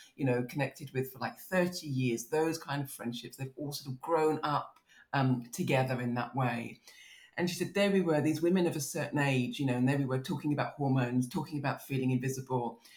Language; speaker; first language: English; native; English